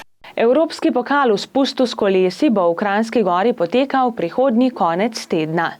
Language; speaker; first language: Slovenian; native; Slovenian